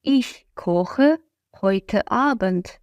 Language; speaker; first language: German; non-native, fluent; Azerbaijani